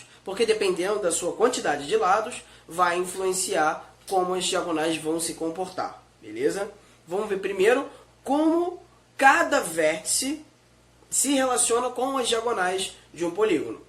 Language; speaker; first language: Portuguese; native; Portuguese